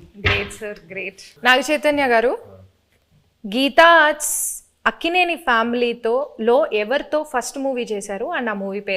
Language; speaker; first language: Telugu; native; Telugu